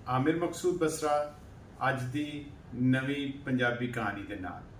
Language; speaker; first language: Urdu; non-native, local second language; Punjabi